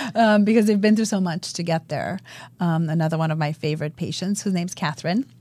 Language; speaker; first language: English; early bilingual, other home language; Romanian